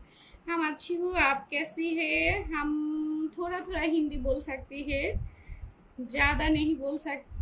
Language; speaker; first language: Hindi; non-native, learner; Bangla